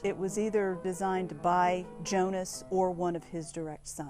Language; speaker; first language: English; native; English